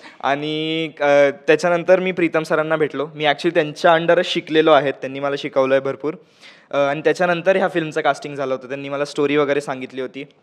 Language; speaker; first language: Marathi; non-native, local second language; Marwari